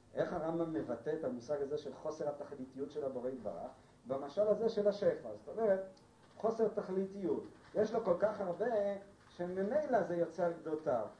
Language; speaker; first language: Hebrew; non-native, fluent; Spanish